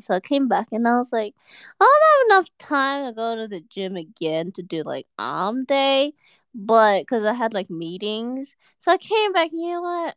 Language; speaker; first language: English; native; English